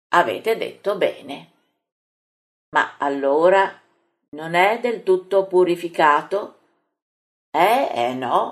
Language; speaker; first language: Italian; native; Italian